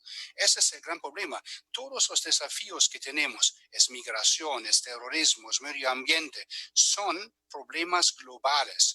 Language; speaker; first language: Spanish; non-native, fluent; German